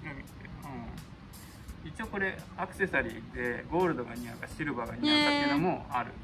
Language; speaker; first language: Japanese; native; Japanese